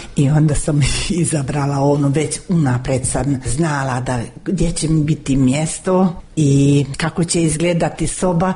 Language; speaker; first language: Croatian; early bilingual, heritage; Croatian